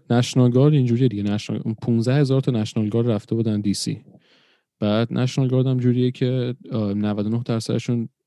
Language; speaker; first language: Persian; early bilingual, other home language; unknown